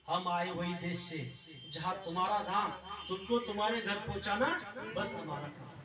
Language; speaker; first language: Hindi; non-native, local second language; Marathi